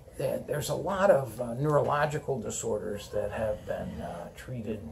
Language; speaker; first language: English; native; English